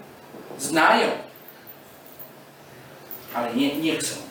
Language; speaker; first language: Polish; non-native, fluent; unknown